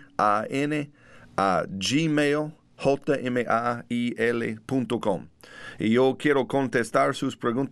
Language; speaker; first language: Spanish; non-native, learner; English